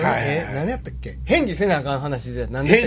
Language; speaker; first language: Japanese; native; Japanese